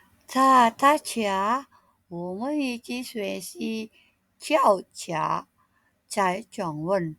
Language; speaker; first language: Chinese; non-native, learner; Indonesian